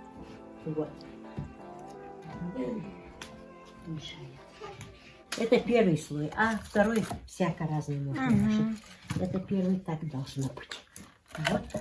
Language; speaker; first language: Russian; non-native, local second language; Yakut